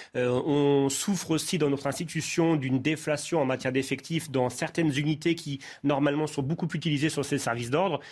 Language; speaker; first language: French; native; French